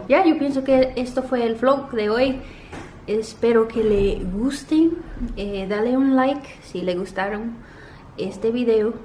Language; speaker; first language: Spanish; early bilingual, heritage; Spanish